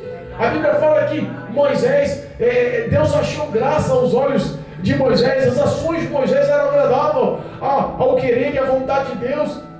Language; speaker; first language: Portuguese; native; Portuguese